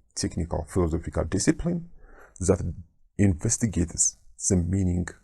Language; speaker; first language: English; non-native, local second language; Amharic